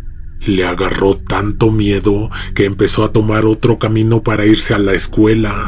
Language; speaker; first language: Spanish; native; Spanish